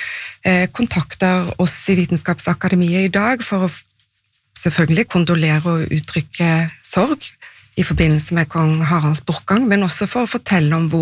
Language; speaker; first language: Norwegian; native; Norwegian